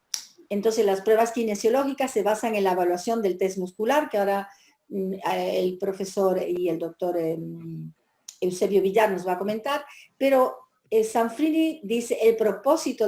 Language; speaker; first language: Spanish; native; Spanish